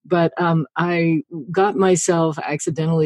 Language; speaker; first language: English; native; English